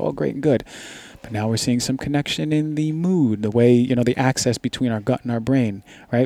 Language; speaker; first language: English; native; English